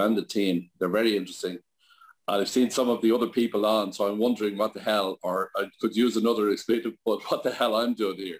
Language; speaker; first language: English; native; English